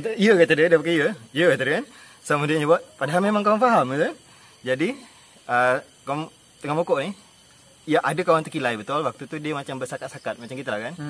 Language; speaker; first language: Malay; native; Malay